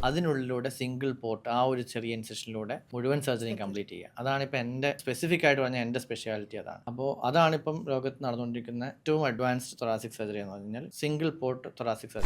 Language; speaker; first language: Malayalam; native; Malayalam